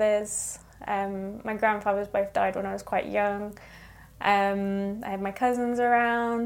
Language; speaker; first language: English; native; English